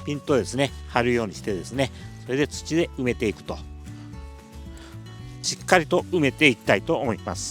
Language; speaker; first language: Japanese; native; Japanese